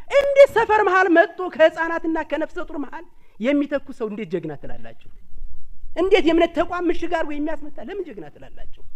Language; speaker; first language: Amharic; native; Amharic